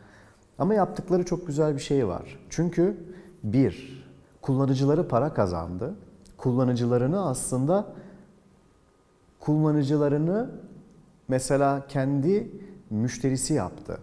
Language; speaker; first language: Turkish; native; Turkish